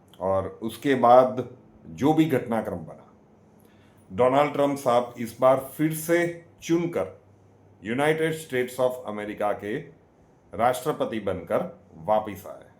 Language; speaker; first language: Hindi; non-native, local second language; Gujarati